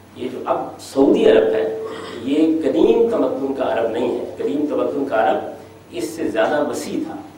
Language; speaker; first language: Urdu; non-native, local second language; Punjabi